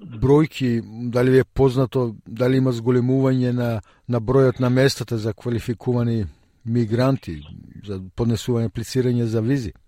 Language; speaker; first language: Macedonian; early bilingual, heritage; Macedonian